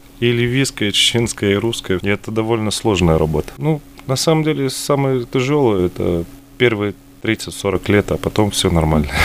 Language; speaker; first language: Russian; early bilingual, other home language; Arabic